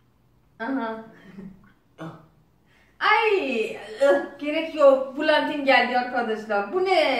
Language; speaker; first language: Turkish; non-native, learner; Azerbaijani